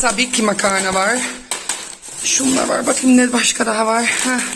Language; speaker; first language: Turkish; non-native, fluent; Dutch